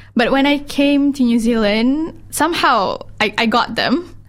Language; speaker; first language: English; early bilingual, other home language; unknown